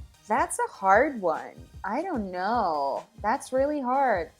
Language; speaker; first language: English; non-native, fluent; Finnish